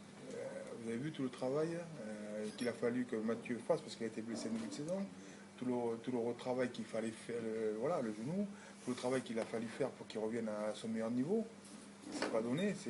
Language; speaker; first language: French; native; French